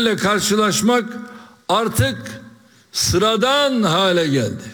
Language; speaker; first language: Turkish; native; Turkish